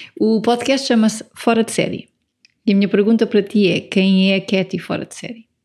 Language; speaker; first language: Portuguese; native; Portuguese